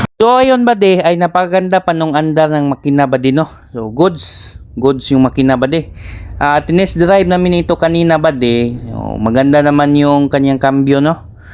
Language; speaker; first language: Filipino; non-native, local second language; Cebuano